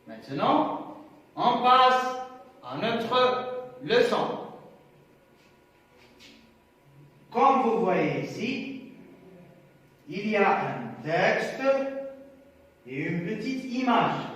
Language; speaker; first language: French; non-native, local second language; Arabic